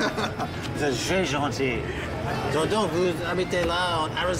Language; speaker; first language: French; non-native, learner; English